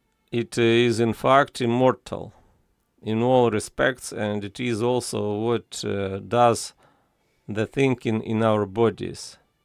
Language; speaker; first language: English; non-native, fluent; Ukrainian